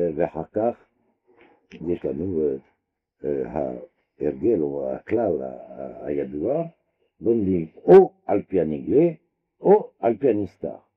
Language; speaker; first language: Hebrew; non-native, fluent; French